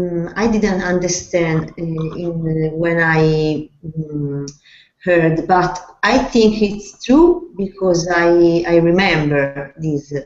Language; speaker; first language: English; non-native, learner; Italian